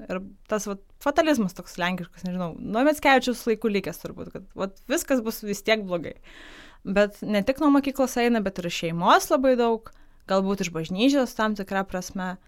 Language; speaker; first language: Lithuanian; non-native, local second language; Polish